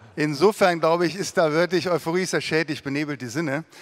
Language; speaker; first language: German; native; German